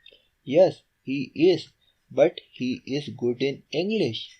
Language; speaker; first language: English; non-native, learner; Urdu